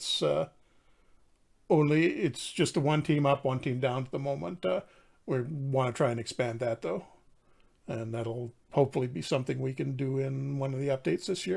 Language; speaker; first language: English; native; English